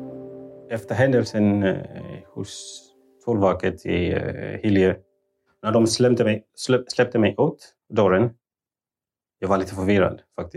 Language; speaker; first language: Swedish; non-native, fluent; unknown